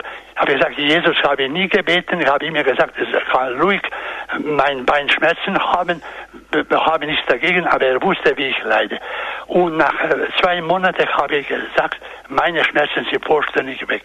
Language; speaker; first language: German; non-native, fluent; Croatian